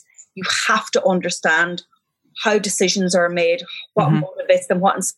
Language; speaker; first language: English; native; English